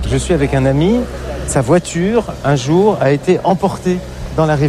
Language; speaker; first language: French; native; French